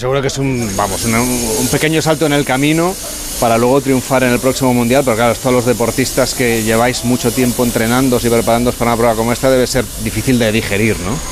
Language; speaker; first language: Spanish; native; Spanish